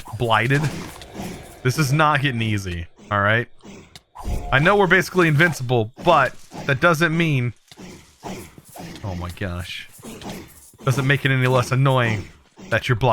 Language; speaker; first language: English; native; English